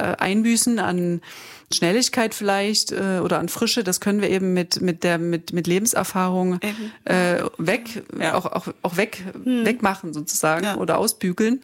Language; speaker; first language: German; native; German